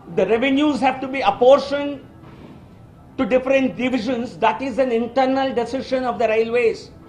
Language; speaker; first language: English; non-native, local second language; Telugu